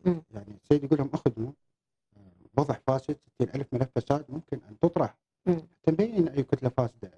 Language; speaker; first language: Arabic; native; Arabic